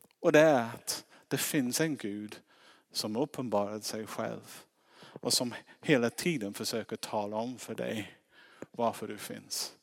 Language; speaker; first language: Swedish; non-native, fluent; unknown